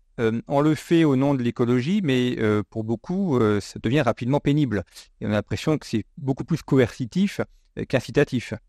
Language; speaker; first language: French; native; French